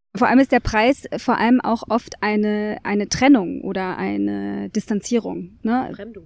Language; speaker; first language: German; native; German